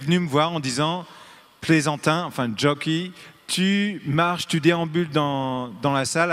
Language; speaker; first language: French; native; French